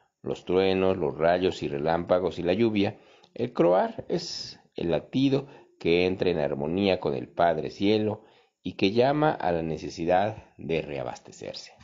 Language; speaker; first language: Spanish; native; Spanish